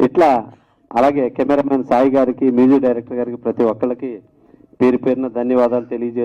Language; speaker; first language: Telugu; native; Telugu